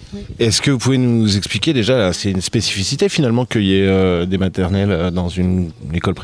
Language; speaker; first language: French; native; French